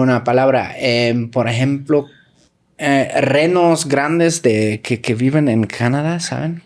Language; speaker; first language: Spanish; native; Spanish